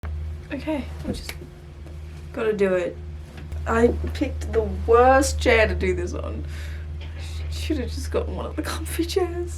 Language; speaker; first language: English; native; English